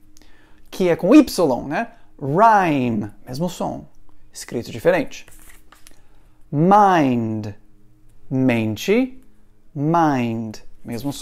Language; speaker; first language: Portuguese; non-native, fluent; English